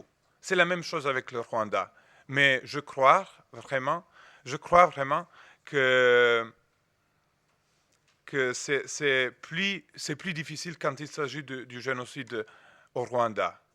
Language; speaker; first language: French; non-native, fluent; Serbian